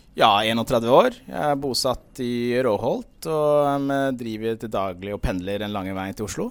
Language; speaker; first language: Norwegian; early bilingual, other home language; Punjabi